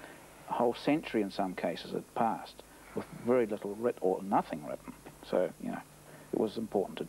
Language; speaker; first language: English; native; English